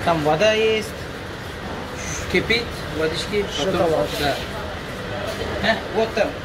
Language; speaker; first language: Russian; non-native, learner; Turkish